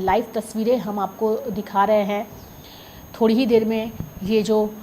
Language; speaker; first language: Hindi; native; Hindi